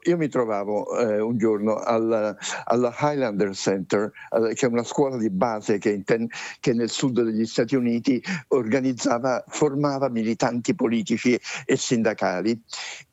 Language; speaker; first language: Italian; native; Italian